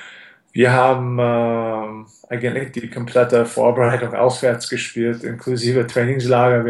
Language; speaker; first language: German; non-native, fluent; English